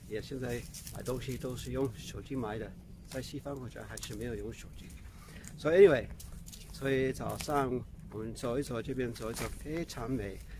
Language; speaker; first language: Chinese; non-native, fluent; English